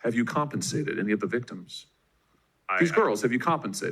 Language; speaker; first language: English; native; English